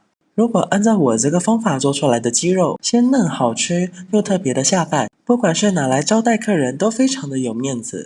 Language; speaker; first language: Chinese; native; Chinese